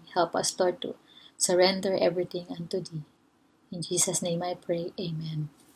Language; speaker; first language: English; non-native, local second language; Filipino